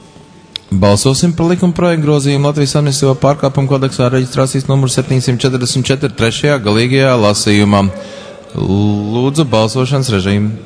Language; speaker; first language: Latvian; native; Latvian